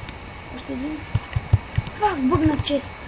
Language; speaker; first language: Bulgarian; native; Bulgarian